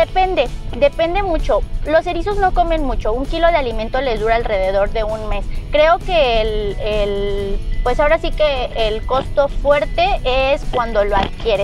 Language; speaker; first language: Spanish; native; Spanish